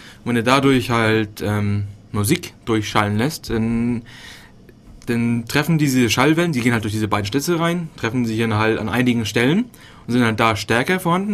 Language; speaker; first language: German; native; German